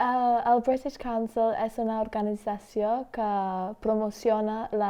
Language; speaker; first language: Catalan; non-native, fluent; English